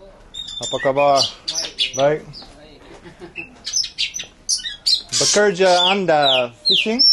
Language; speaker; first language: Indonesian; non-native, learner; English